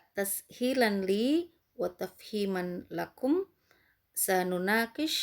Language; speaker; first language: Arabic; non-native, fluent; Indonesian